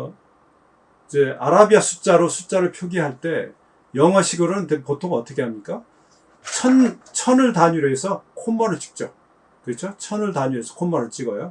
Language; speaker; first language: Korean; native; Korean